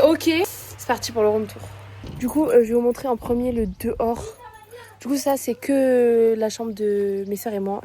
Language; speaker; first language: French; native; French